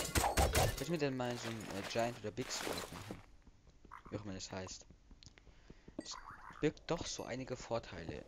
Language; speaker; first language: German; native; German